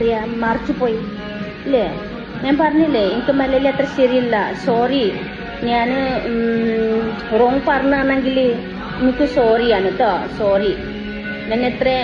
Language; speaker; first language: Malayalam; non-native, learner; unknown